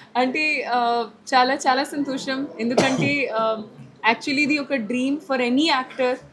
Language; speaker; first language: Telugu; non-native, learner; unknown